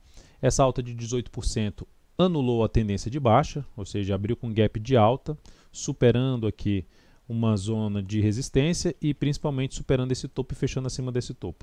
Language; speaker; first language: Portuguese; native; Portuguese